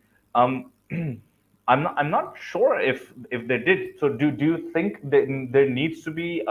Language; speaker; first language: English; non-native, local second language; Urdu